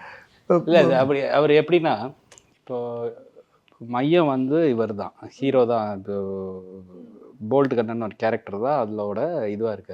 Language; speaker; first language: Tamil; native; Tamil